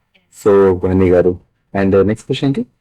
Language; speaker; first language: Telugu; non-native, learner; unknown